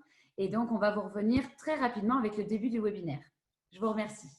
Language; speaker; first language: French; native; French